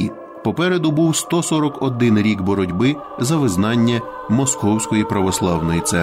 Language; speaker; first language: Ukrainian; native; Ukrainian